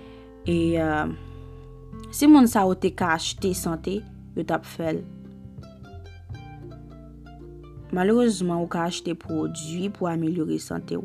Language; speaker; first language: French; non-native, local second language; Haitian Creole